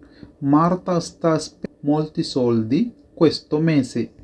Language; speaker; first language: Italian; non-native, fluent; Sinhala